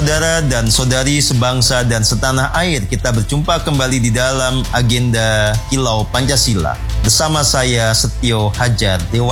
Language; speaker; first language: Indonesian; native; Indonesian